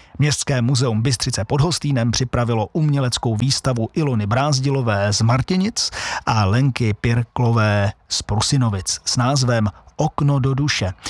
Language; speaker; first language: Czech; native; Czech